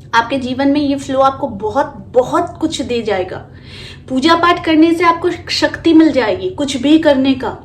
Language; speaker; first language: Hindi; non-native, local second language; Bangla